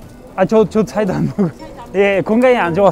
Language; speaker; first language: Korean; non-native, fluent; Russian